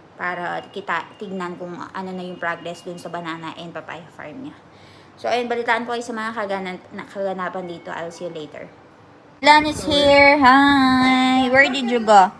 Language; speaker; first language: Filipino; native; Filipino